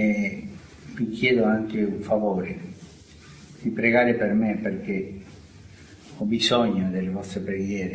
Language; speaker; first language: Italian; non-native, fluent; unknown